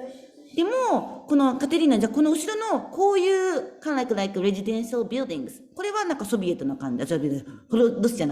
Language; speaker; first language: Japanese; native; Japanese